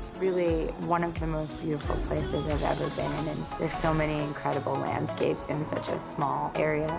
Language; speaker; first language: English; native; English